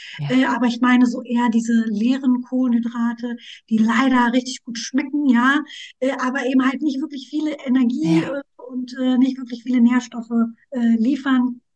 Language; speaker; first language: German; early bilingual, other home language; Turkish